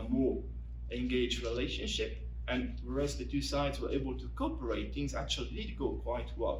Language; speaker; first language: English; non-native, fluent; Italian